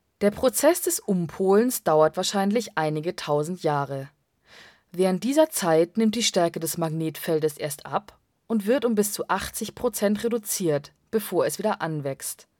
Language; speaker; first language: German; native; German